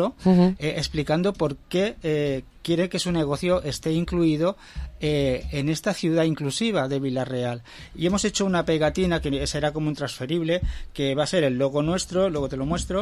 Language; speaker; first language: Spanish; native; Spanish